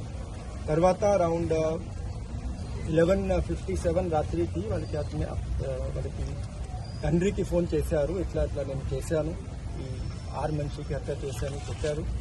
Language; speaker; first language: Telugu; non-native, learner; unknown